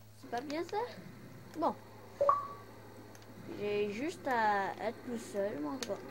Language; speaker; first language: French; non-native, local second language; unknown